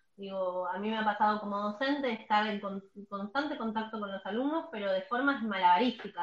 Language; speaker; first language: Spanish; native; Spanish